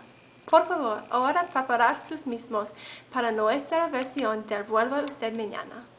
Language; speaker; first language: Spanish; non-native, learner; English